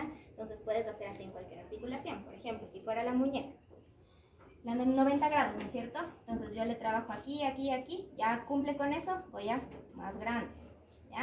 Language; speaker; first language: Spanish; native; Spanish